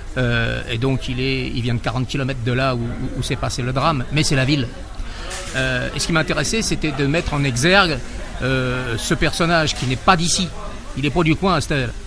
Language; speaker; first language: French; native; French